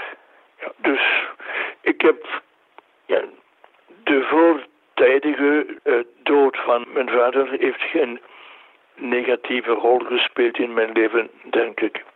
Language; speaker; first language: Dutch; non-native, local second language; French